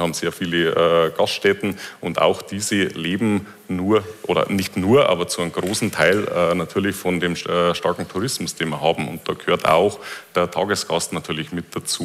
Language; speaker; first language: German; native; German